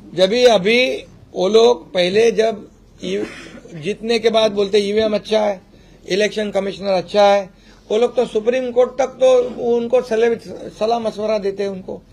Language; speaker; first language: Hindi; non-native, local second language; Marathi